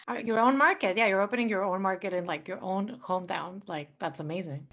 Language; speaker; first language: English; early bilingual, other home language; Spanish